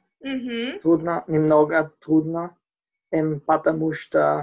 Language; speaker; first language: Russian; non-native, learner; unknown